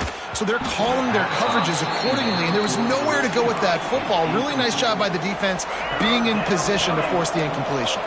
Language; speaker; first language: English; native; English